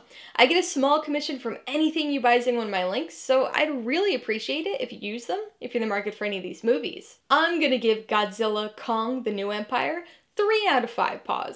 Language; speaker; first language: English; native; English